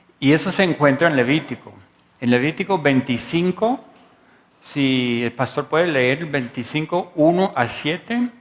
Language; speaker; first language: Spanish; non-native, fluent; English